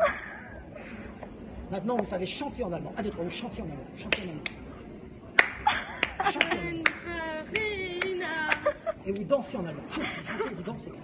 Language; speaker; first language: French; native; French